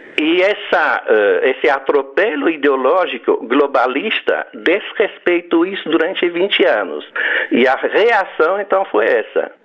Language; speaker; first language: Portuguese; non-native, fluent; French